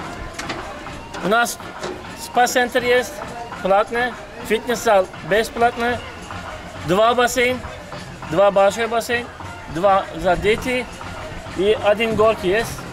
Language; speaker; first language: Russian; non-native, learner; Turkish